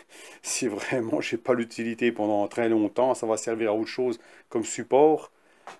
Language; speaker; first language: French; native; French